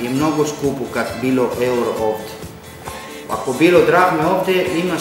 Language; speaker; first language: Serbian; non-native, learner; Greek